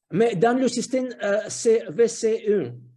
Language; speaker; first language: French; non-native, fluent; Russian